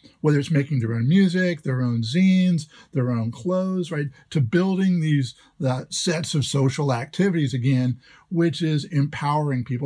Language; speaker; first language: English; native; English